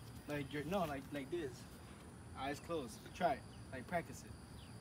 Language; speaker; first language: English; early bilingual, other home language; Spanish